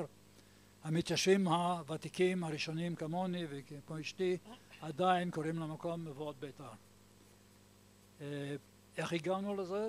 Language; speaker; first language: Hebrew; non-native, fluent; English